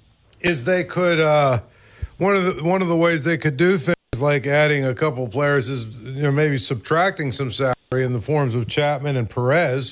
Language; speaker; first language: English; native; English